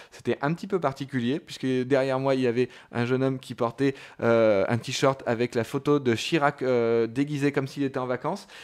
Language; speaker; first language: French; native; French